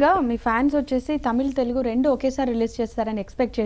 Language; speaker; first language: Telugu; native; Telugu